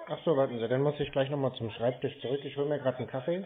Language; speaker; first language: German; native; German